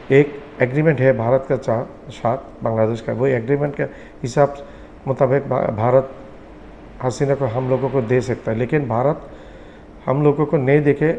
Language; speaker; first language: Hindi; non-native, fluent; Bangla